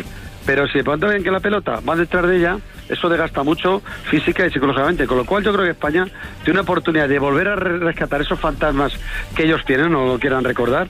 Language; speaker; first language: Spanish; native; Spanish